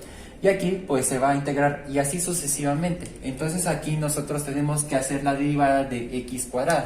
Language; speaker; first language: Spanish; native; Spanish